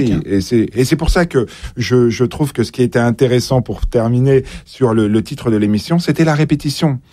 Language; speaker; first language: French; native; French